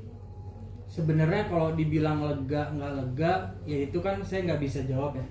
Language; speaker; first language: Indonesian; native; Indonesian